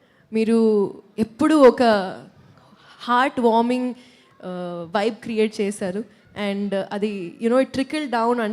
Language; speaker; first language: Telugu; non-native, local second language; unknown